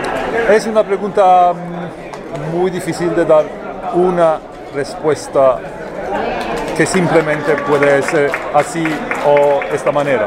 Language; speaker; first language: Spanish; non-native, learner; Italian